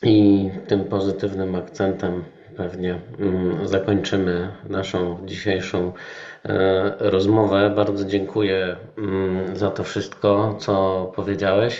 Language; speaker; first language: Polish; native; Polish